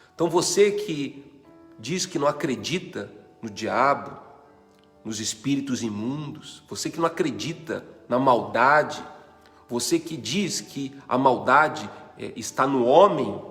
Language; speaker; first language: Portuguese; native; Portuguese